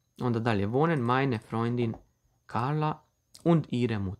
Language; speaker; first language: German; non-native, fluent; Bosnian